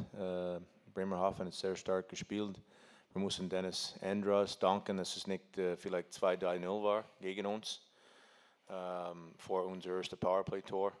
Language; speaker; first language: German; non-native, fluent; English